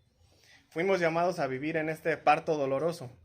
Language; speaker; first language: Spanish; native; Spanish